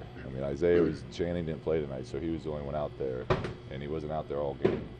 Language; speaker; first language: English; native; English